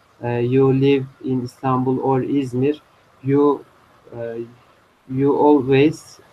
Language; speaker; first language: English; non-native, learner; Turkish